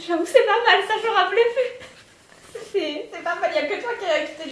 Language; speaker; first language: French; native; French